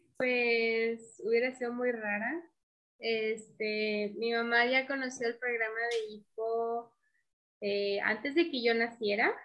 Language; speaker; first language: Spanish; native; Spanish